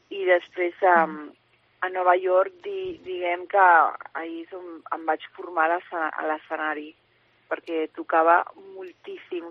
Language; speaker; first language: Catalan; early bilingual, heritage; English